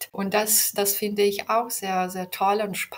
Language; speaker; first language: German; non-native, fluent; Belarusian